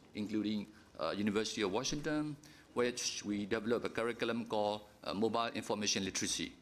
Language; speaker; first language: English; non-native, fluent; Burmese